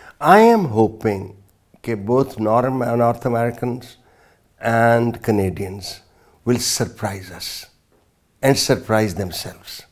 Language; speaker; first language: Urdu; non-native, local second language; Punjabi